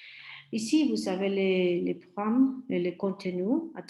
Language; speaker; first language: French; non-native, fluent; Spanish